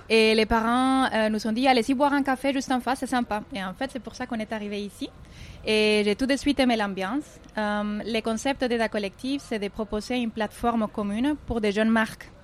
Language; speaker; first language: French; non-native, fluent; Spanish